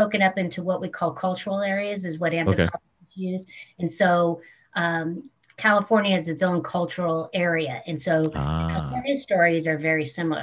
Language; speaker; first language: English; native; English